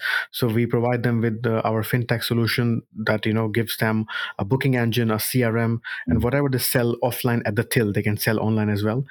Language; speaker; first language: English; non-native, local second language; Urdu